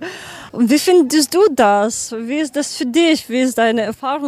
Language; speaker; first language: German; non-native, learner; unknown